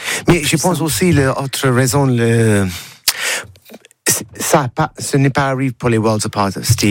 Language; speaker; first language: French; non-native, learner; English